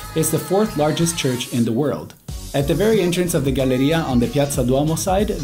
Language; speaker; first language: English; non-native, fluent; Italian